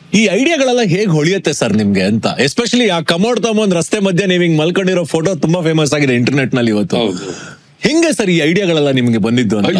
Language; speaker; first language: Kannada; native; Kannada